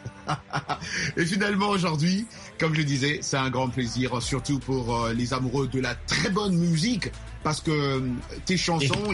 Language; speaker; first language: French; non-native, local second language; Lingala